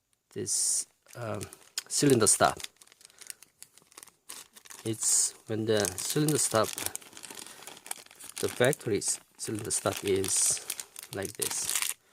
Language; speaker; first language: English; non-native, fluent; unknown